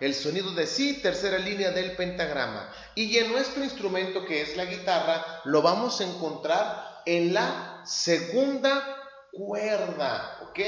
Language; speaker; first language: Spanish; native; Spanish